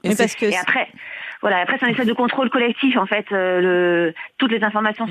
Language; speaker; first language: French; native; French